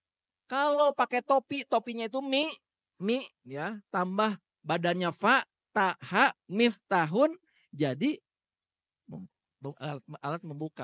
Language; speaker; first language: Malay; non-native, local second language; Sundanese